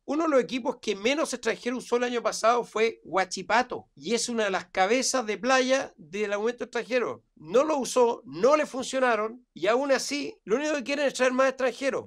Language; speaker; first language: Spanish; native; Spanish